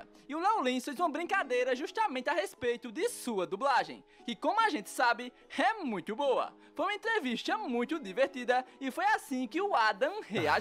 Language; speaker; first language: Portuguese; native; Portuguese